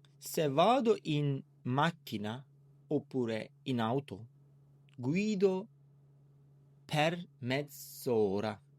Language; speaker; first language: Italian; non-native, learner; Turkish